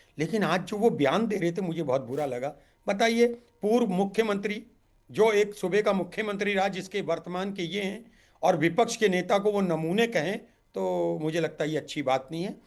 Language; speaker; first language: Hindi; native; Hindi